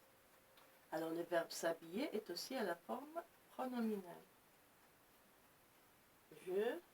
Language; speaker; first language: French; non-native, local second language; Arabic